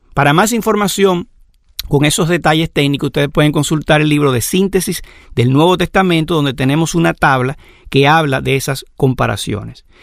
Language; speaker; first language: Spanish; native; Spanish